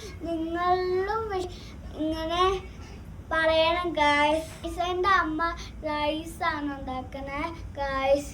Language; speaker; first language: Malayalam; early bilingual, heritage; Malayalam